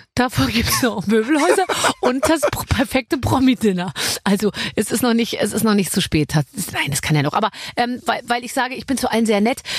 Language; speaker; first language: German; native; German